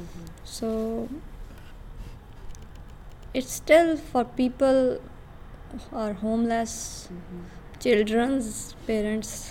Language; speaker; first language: English; non-native, learner; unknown